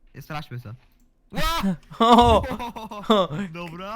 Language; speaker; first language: Polish; native; Polish